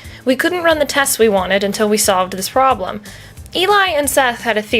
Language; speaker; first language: English; native; English